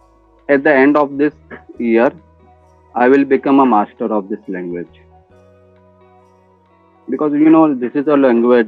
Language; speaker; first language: English; non-native, learner; Hindi